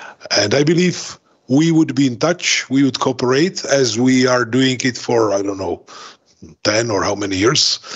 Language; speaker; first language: English; non-native, fluent; Czech